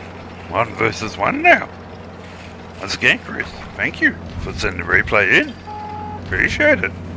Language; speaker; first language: English; native; English